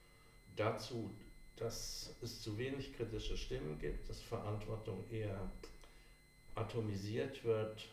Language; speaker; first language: German; native; German